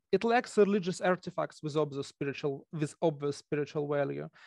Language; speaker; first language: English; non-native, fluent; Russian